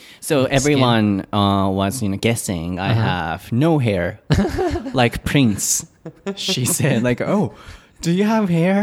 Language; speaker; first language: English; non-native, learner; Japanese